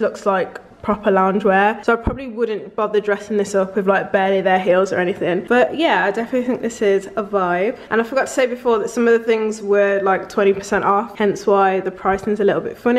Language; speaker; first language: English; native; English